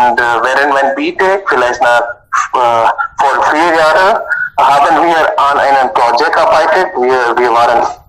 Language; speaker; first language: German; non-native, learner; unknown